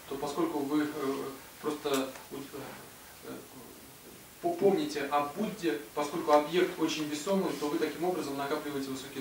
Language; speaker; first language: Russian; native; Russian